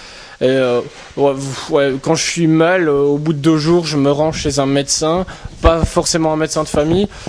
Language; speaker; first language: French; native; French